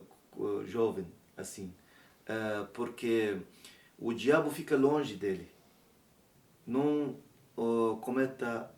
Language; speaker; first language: Portuguese; non-native, learner; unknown